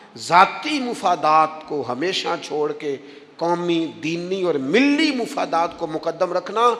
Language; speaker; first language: Urdu; non-native, local second language; Punjabi